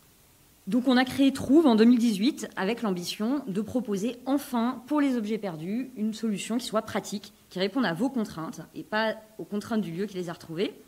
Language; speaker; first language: French; native; French